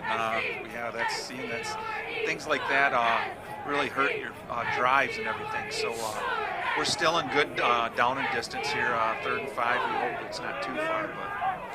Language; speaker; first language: English; native; English